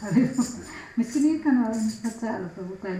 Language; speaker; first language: Dutch; non-native, learner; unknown